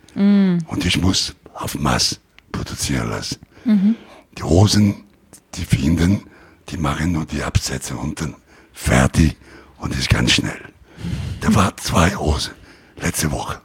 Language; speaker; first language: German; non-native, learner; Italian